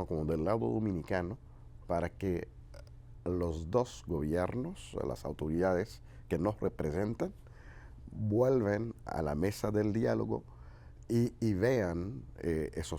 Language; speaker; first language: Spanish; non-native, fluent; Haitian Creole